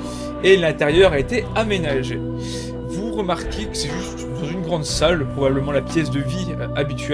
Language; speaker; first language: French; native; French